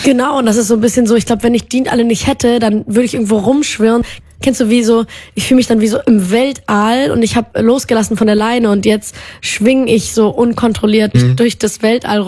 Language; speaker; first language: German; native; German